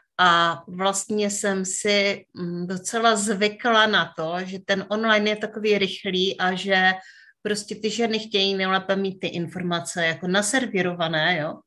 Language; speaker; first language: Czech; native; Czech